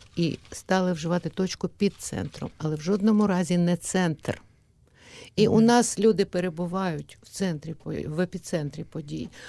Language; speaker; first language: Ukrainian; native; Ukrainian